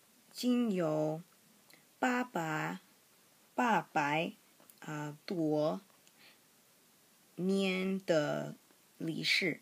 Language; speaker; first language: Chinese; non-native, learner; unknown